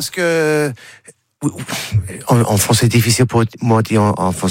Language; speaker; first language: French; non-native, learner; English